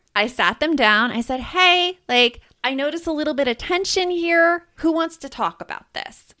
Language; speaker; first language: English; native; English